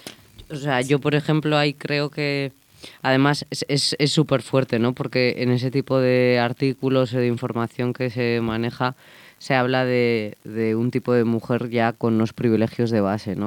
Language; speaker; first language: Spanish; native; Spanish